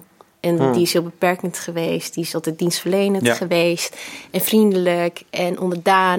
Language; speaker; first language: Dutch; early bilingual, other home language; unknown